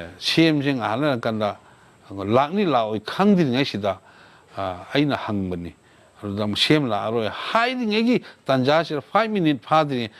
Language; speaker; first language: Manipuri; non-native, local second language; Thado Chin